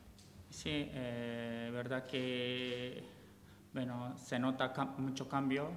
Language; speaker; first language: Spanish; non-native, learner; Japanese